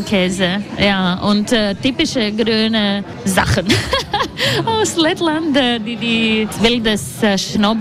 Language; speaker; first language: German; non-native, learner; Latvian